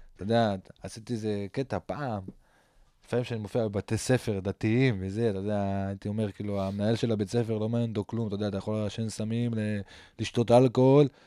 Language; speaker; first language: Hebrew; native; Hebrew